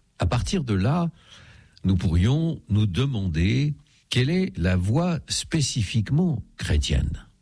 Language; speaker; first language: French; native; French